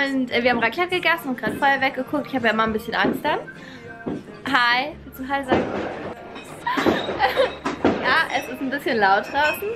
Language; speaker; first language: German; native; German